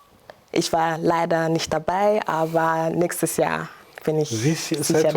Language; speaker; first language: German; non-native, fluent; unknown